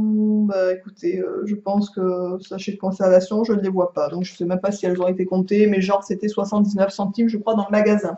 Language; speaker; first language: French; native; French